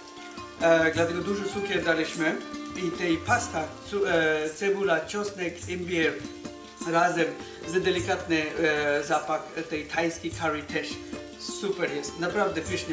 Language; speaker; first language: Polish; non-native, learner; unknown